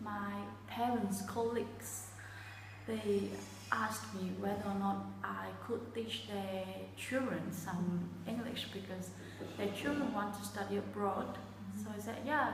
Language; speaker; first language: English; non-native, fluent; Vietnamese